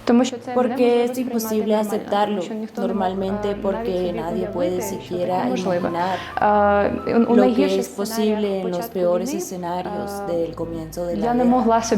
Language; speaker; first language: Spanish; non-native, fluent; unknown